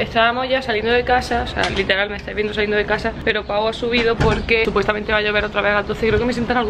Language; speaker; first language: Spanish; native; Spanish